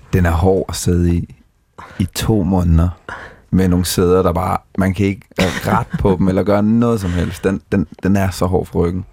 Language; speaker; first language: Danish; native; Danish